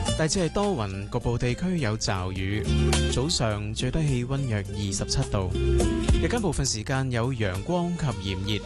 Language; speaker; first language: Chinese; non-native, local second language; Cantonese